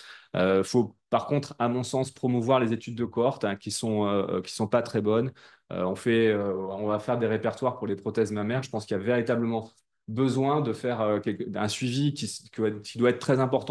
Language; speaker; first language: French; native; French